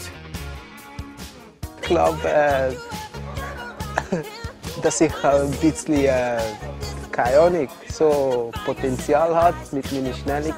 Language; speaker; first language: German; early bilingual, other home language; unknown